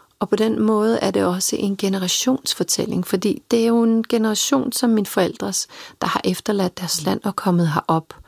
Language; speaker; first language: Danish; early bilingual, other home language; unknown